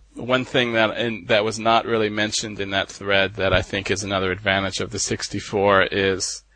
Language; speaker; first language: English; native; English